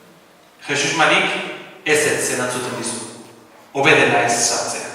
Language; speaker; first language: Basque; native; Basque